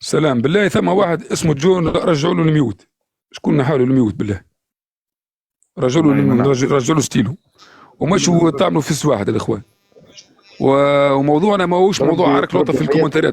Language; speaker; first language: Arabic; native; Arabic